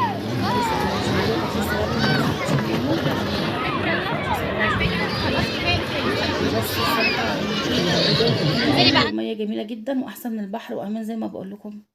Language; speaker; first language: Arabic; native; Arabic